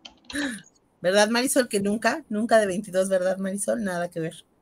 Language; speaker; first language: Spanish; native; Spanish